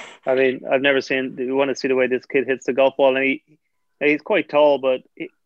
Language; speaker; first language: English; native; English